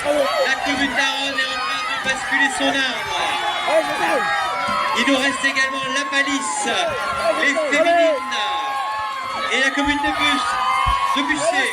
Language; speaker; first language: French; native; French